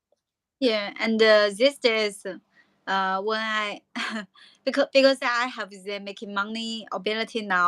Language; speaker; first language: English; non-native, learner; Chinese